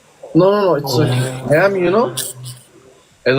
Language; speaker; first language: English; non-native, learner; Turkish